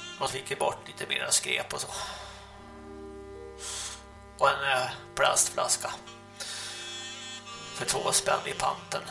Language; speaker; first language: Swedish; native; Swedish